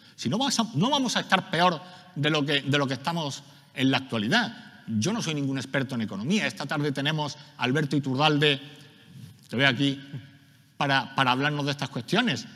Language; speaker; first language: Spanish; native; Spanish